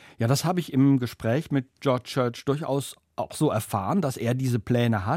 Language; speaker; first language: German; native; German